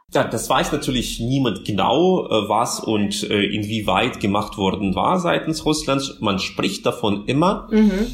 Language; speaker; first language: German; non-native, fluent; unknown